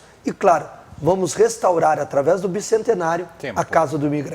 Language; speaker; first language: Portuguese; native; Portuguese